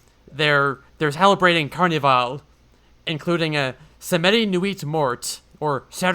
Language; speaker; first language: English; native; English